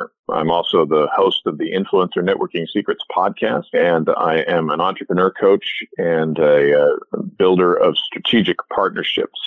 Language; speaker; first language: English; native; English